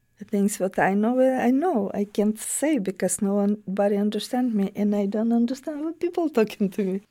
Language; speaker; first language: English; non-native, learner; Ukrainian